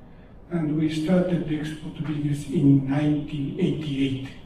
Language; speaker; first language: English; non-native, learner; Japanese